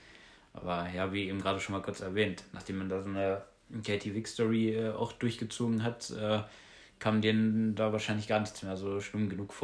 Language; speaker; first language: German; native; German